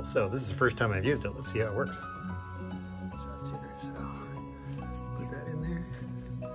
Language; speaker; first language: English; native; English